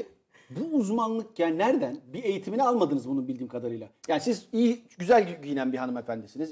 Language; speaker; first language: Turkish; native; Turkish